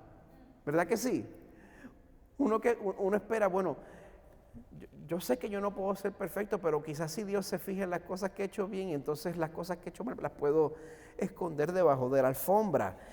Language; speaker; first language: Spanish; native; Spanish